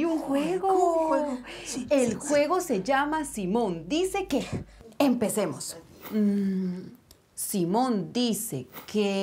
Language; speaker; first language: Spanish; native; Spanish